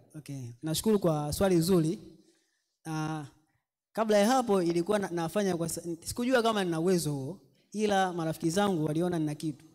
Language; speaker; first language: Swahili; native; Swahili